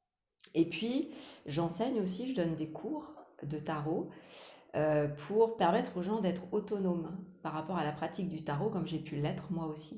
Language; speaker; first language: French; native; French